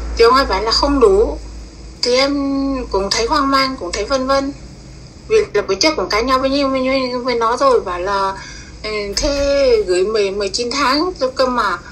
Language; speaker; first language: Vietnamese; non-native, local second language; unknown